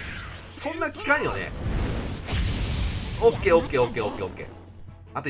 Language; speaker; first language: Japanese; native; Japanese